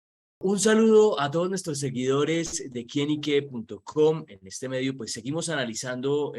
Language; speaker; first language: Spanish; native; Spanish